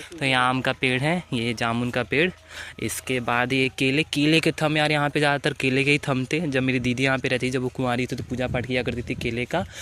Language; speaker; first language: Hindi; native; Hindi